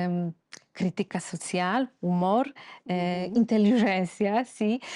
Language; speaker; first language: Portuguese; non-native, fluent; Polish